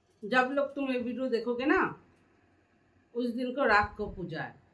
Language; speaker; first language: Hindi; non-native, local second language; Bangla